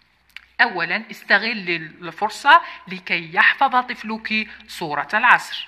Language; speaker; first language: Arabic; native; Arabic